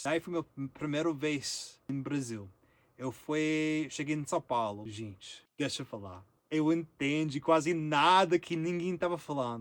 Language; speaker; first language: Portuguese; non-native, learner; English